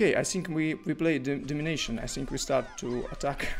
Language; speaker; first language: English; non-native, learner; Russian